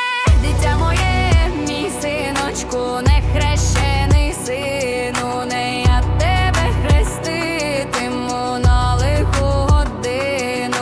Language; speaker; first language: Ukrainian; native; Ukrainian